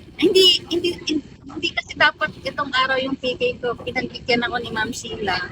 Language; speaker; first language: Filipino; non-native, local second language; Cebuano